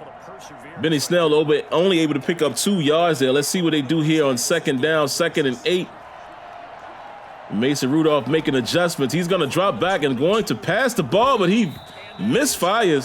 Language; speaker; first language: English; native; English